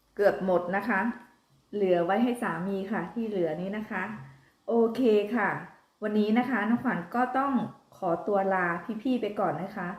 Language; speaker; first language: Thai; native; Thai